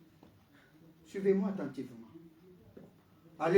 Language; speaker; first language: French; non-native, local second language; Lingala